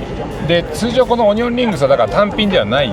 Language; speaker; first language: Japanese; native; Japanese